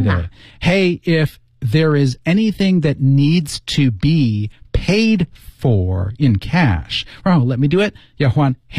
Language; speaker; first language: English; native; English